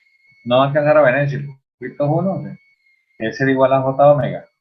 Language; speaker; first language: Spanish; native; Spanish